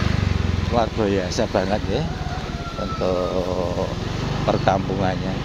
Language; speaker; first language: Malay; non-native, local second language; Javanese